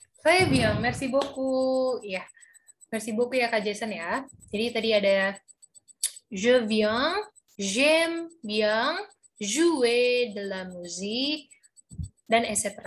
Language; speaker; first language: French; non-native, fluent; Indonesian